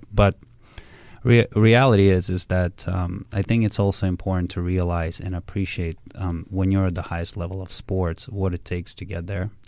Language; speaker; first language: English; early bilingual, other home language; Russian